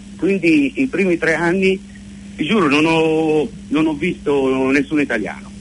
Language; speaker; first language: Italian; native; Italian